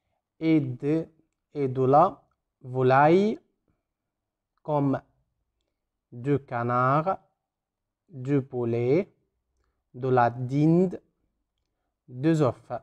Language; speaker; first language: French; non-native, fluent; Arabic